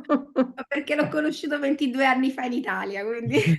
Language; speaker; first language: Italian; native; Italian